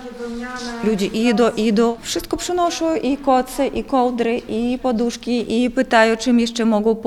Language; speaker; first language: Polish; non-native, local second language; Ukrainian